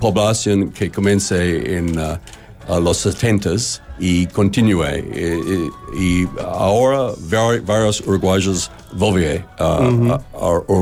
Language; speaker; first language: Spanish; non-native, learner; English